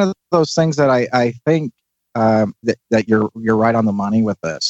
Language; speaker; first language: English; native; English